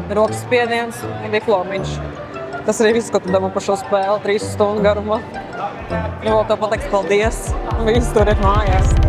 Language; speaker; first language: Latvian; native; Latvian